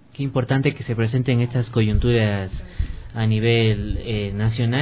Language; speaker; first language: Spanish; native; Spanish